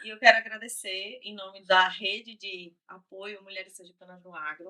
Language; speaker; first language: Portuguese; native; Portuguese